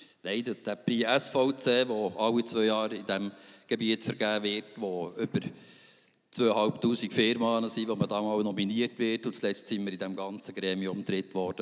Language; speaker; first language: German; native; German